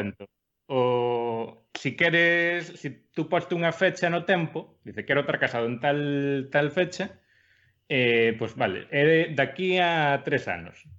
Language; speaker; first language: Galician; non-native, local second language; Spanish